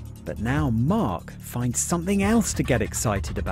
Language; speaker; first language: English; native; English